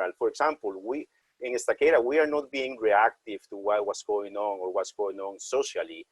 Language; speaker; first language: English; non-native, fluent; Spanish